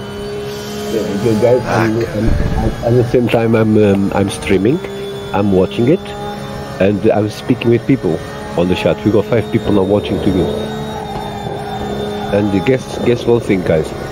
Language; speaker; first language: English; non-native, fluent; Portuguese